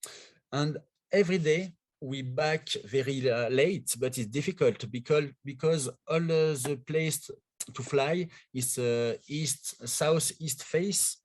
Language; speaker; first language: English; non-native, learner; French